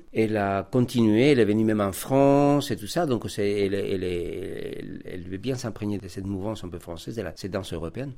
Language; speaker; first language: French; non-native, fluent; Spanish